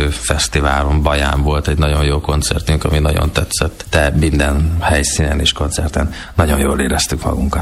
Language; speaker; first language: Hungarian; native; Hungarian